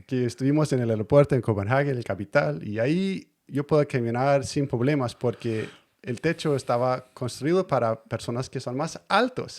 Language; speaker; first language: Spanish; non-native, learner; Danish